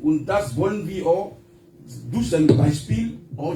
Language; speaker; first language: German; non-native, fluent; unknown